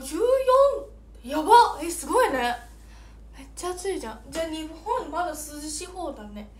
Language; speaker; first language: Japanese; native; Japanese